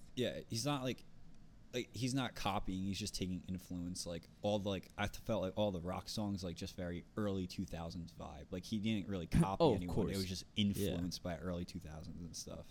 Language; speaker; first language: English; native; English